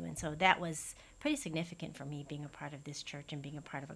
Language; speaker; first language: English; native; English